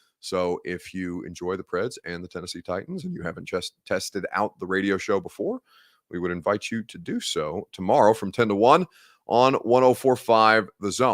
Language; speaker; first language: English; native; English